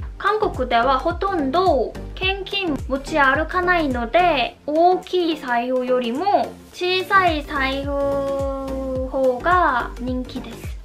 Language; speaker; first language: Japanese; non-native, learner; Korean